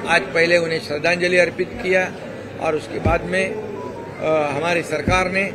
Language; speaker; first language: Hindi; non-native, local second language; Marathi